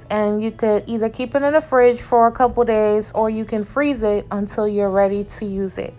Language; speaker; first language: English; native; English